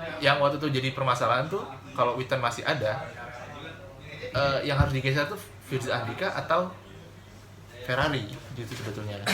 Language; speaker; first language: Indonesian; native; Indonesian